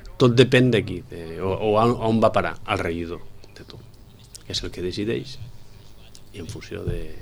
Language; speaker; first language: Catalan; non-native, local second language; Spanish